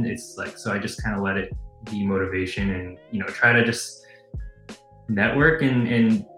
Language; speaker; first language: English; native; English